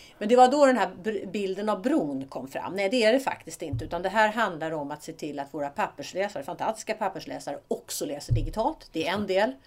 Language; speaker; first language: Swedish; native; Swedish